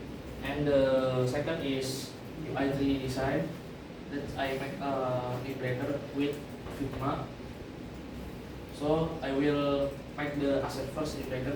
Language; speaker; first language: English; non-native, learner; Indonesian